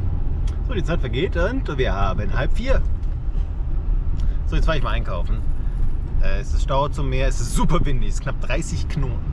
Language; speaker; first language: German; native; German